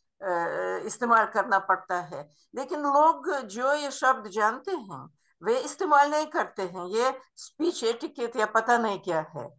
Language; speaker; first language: Hindi; non-native, fluent; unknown